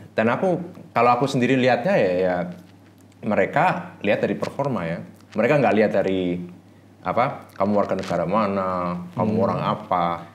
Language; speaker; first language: Indonesian; native; Indonesian